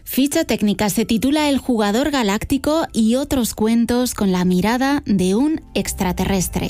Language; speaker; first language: Spanish; native; Spanish